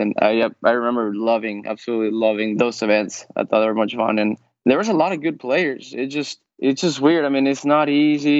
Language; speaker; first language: English; non-native, fluent; Spanish